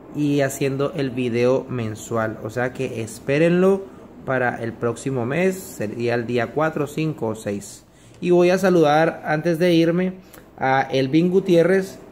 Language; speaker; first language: Spanish; native; Spanish